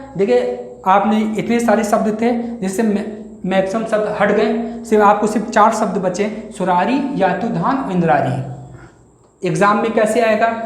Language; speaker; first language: Hindi; native; Hindi